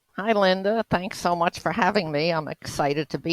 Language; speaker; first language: English; native; English